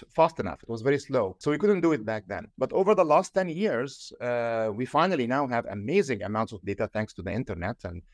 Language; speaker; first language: English; non-native, fluent; Arabic